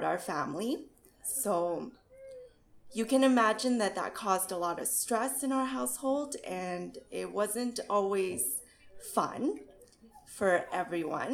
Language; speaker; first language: English; native; English